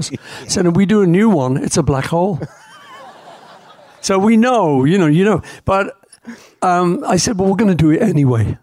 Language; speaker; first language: English; native; English